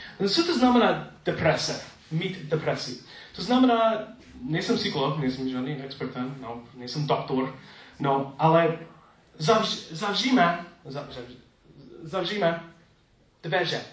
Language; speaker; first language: Czech; non-native, learner; English